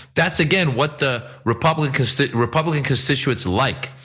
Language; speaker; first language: English; non-native, fluent; Persian